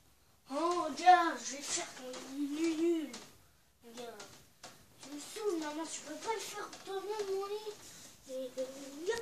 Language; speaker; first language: French; native; French